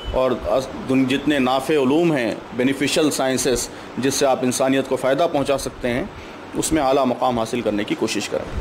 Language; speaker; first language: Urdu; native; Urdu